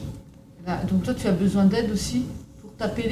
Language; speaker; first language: French; native; French